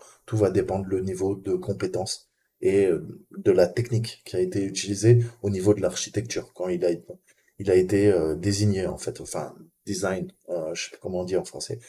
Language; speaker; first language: French; native; French